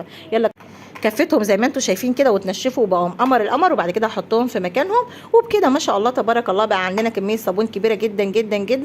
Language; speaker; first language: Arabic; native; Arabic